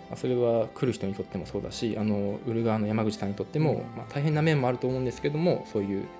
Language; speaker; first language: Japanese; native; Japanese